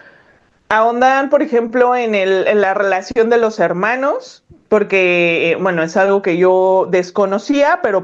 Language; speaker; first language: Spanish; native; Spanish